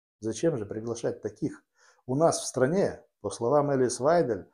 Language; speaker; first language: Russian; native; Russian